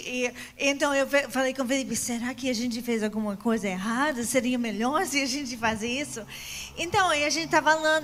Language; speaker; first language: Portuguese; non-native, fluent; English